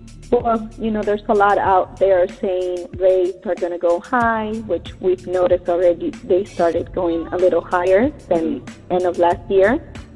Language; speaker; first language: English; early bilingual, other home language; Spanish